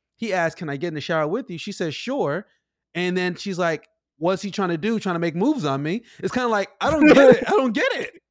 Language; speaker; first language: English; native; English